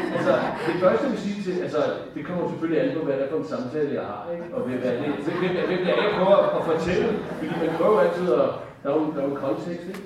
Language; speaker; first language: Danish; native; Danish